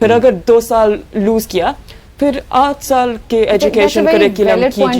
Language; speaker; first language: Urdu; early bilingual, heritage; Urdu